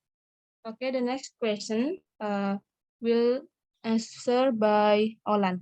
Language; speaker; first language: English; non-native, learner; Indonesian